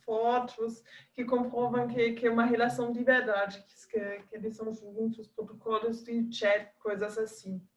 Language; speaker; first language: Portuguese; non-native, fluent; German